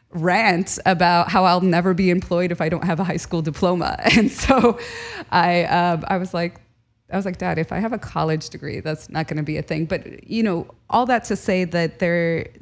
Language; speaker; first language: English; early bilingual, other home language; Arabic